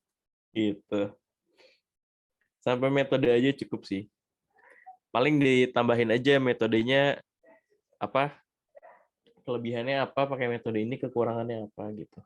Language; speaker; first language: Indonesian; native; Indonesian